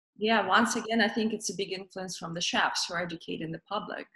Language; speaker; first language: English; non-native, fluent; Russian